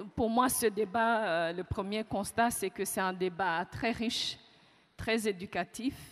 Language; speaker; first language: French; non-native, local second language; Kinyarwanda